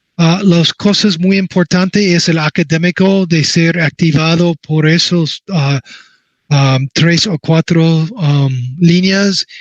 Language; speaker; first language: Spanish; non-native, learner; English